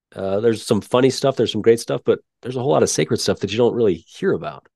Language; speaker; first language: English; native; English